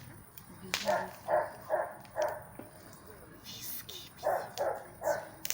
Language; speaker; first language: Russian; non-native, local second language; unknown